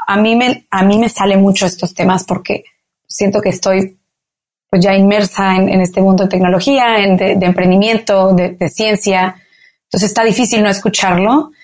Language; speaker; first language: Spanish; native; Spanish